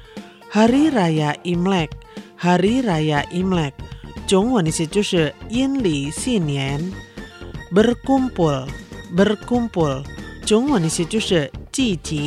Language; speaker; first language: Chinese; non-native, local second language; Indonesian